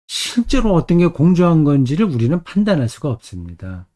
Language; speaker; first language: Korean; native; Korean